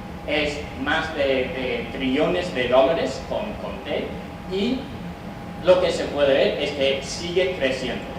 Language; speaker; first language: Spanish; non-native, fluent; English